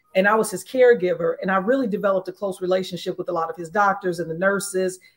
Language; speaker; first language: English; native; English